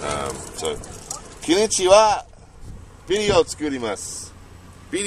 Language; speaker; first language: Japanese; non-native, learner; English